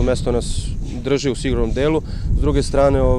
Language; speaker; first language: Serbian; native; Serbian